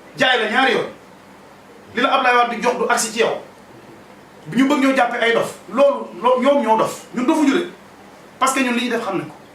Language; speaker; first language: Wolof; native; Wolof